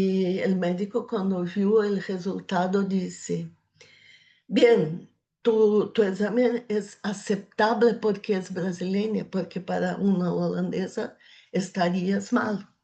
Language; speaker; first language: Spanish; non-native, fluent; Portuguese